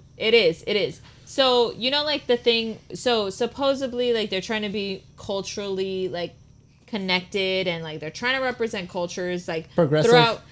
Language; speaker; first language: English; non-native, fluent; Spanish